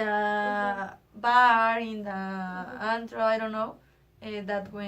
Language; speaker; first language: English; non-native, learner; Spanish